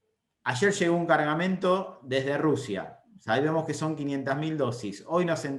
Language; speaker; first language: Spanish; native; Spanish